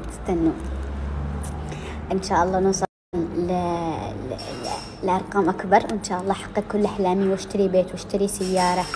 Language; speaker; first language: Arabic; native; Arabic